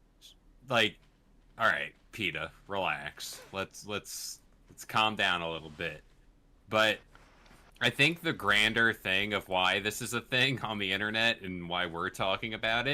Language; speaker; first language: English; native; English